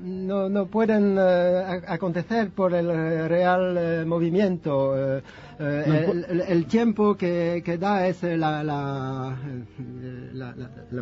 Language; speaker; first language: Spanish; non-native, fluent; French